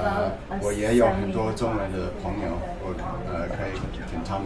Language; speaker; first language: Chinese; early bilingual, heritage; Chinese